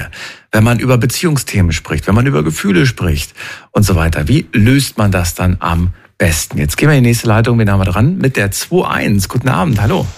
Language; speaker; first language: German; native; German